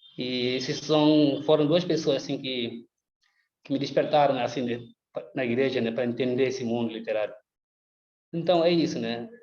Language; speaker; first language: Portuguese; non-native, local second language; Upper Guinea Crioulo